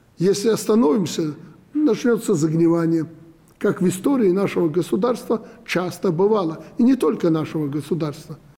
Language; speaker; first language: Russian; native; Russian